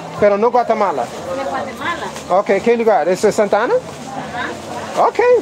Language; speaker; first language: Spanish; non-native, learner; English